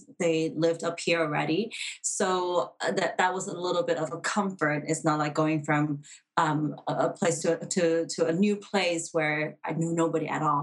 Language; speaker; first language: English; non-native, local second language; Cantonese